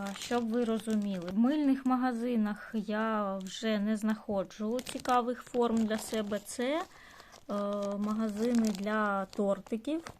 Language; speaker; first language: Ukrainian; non-native, local second language; Russian